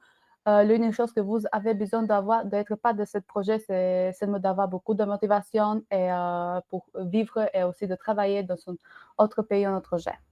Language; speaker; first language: French; non-native, learner; Albanian